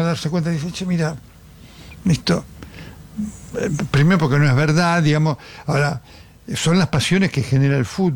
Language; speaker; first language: Spanish; native; Spanish